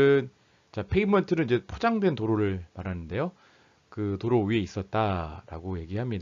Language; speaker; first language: Korean; native; Korean